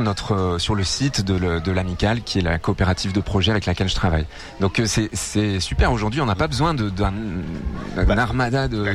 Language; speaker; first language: French; native; French